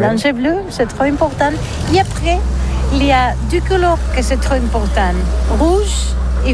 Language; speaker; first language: French; non-native, learner; Catalan